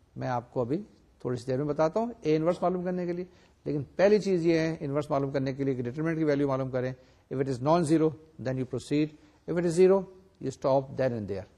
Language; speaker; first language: Urdu; native; Urdu